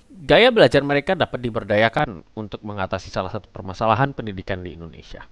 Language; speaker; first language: Indonesian; native; Indonesian